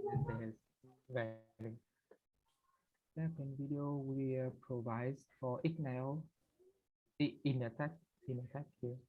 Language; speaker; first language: English; non-native, fluent; Vietnamese